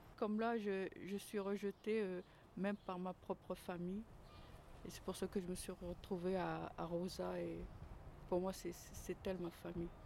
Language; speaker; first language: French; early bilingual, other home language; Arabic